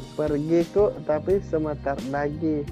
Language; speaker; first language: Indonesian; non-native, learner; Thai